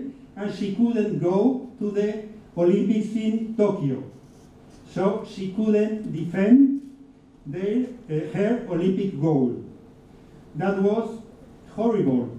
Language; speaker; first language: English; non-native, fluent; Spanish